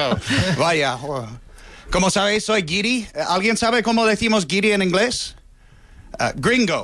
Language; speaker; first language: Spanish; non-native, fluent; English